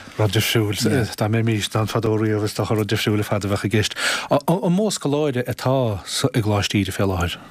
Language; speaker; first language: Irish; native; Irish